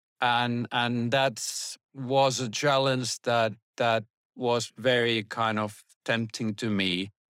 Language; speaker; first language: English; non-native, fluent; Finnish